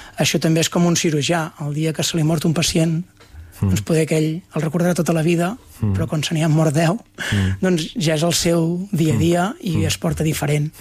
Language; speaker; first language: Catalan; native; Catalan